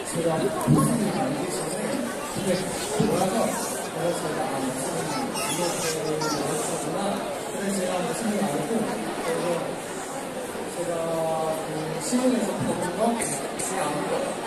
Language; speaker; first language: Korean; non-native, learner; Indonesian